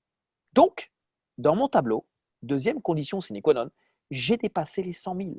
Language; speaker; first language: French; native; French